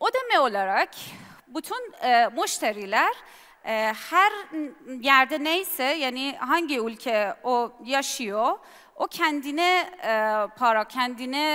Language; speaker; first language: Turkish; non-native, learner; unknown